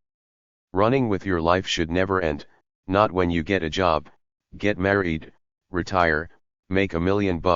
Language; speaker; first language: English; native; English